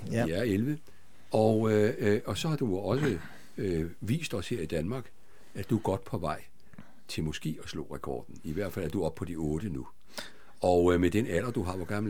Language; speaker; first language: Danish; native; Danish